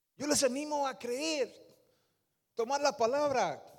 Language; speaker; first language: Spanish; non-native, fluent; Dutch